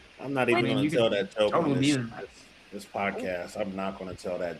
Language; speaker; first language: English; native; English